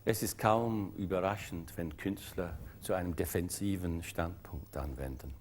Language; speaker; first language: German; non-native, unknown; English